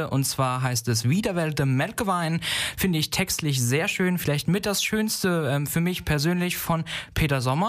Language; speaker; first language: German; native; German